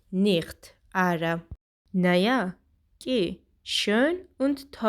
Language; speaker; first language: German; non-native, fluent; Georgian